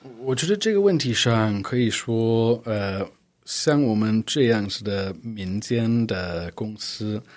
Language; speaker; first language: Chinese; non-native, fluent; English